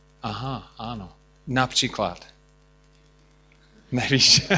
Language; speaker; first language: Czech; non-native, fluent; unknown